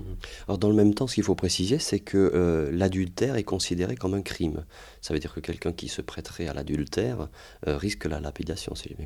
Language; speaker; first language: French; native; French